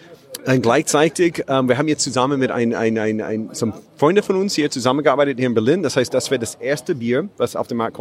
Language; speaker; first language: German; non-native, fluent; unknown